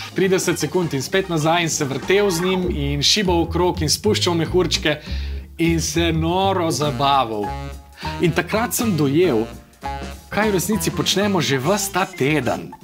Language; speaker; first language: Slovenian; native; Slovenian